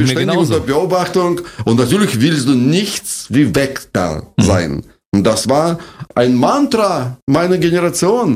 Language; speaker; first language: German; non-native, fluent; Russian